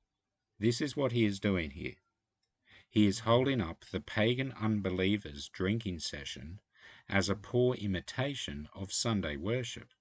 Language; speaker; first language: English; native; English